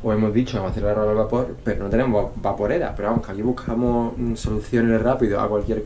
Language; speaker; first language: Spanish; native; Spanish